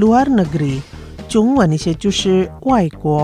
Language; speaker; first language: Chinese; non-native, fluent; Indonesian